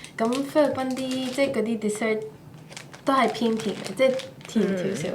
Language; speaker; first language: Cantonese; early bilingual, other home language; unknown